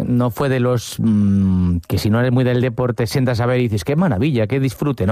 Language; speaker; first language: Spanish; native; Spanish